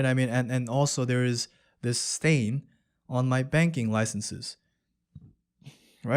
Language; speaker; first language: English; early bilingual, other home language; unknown